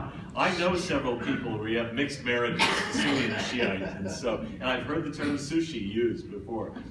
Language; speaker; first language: English; native; English